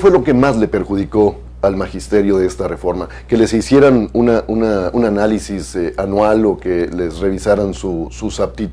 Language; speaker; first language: Spanish; native; Spanish